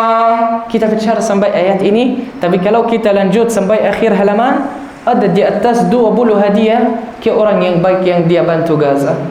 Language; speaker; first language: Indonesian; non-native, learner; Arabic